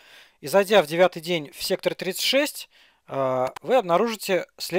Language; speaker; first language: Russian; native; Russian